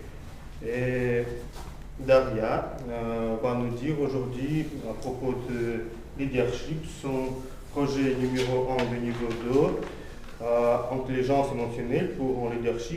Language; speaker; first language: French; non-native, fluent; Russian